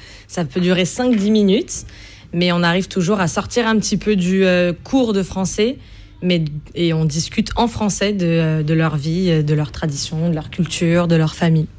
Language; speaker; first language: French; native; French